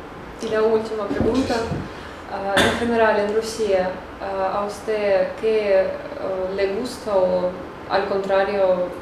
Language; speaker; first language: Spanish; non-native, fluent; Russian